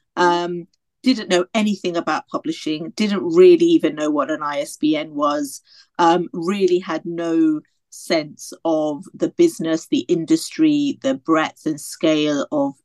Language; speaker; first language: English; native; English